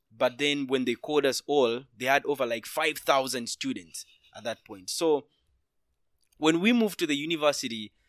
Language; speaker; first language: English; non-native, local second language; Ganda